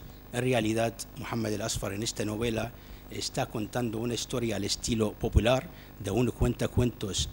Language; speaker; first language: Spanish; non-native, fluent; Arabic